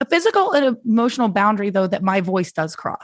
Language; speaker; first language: English; native; English